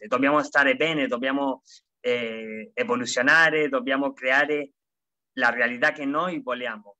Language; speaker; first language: Italian; non-native, fluent; Spanish